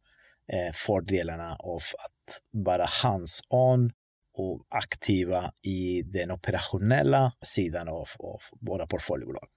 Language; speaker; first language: Swedish; non-native, fluent; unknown